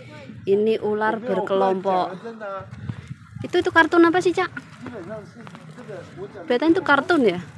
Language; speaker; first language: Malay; non-native, local second language; Javanese